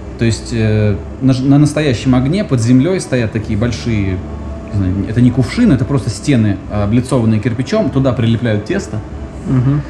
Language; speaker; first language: Russian; native; Russian